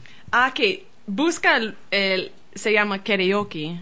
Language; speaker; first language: Spanish; non-native, learner; English